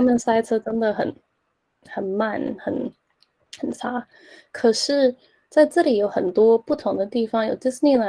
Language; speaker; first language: Chinese; early bilingual, heritage; Chinese